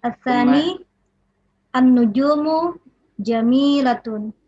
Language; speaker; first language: Arabic; non-native, learner; Indonesian